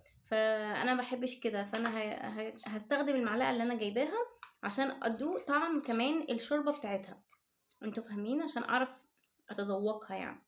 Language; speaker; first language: Arabic; native; Arabic